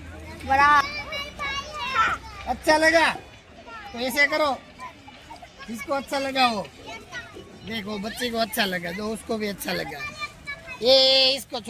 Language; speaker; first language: Hindi; non-native, local second language; Gujarati